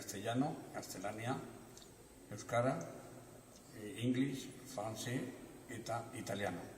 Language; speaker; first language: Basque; non-native, local second language; Spanish